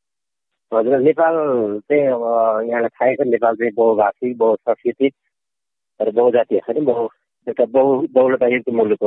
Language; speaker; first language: Nepali; native; Nepali